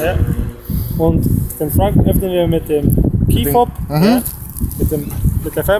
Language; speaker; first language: German; native; German